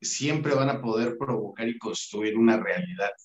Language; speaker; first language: Spanish; native; Spanish